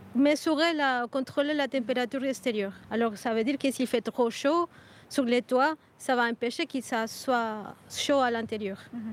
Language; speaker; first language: French; non-native, fluent; Spanish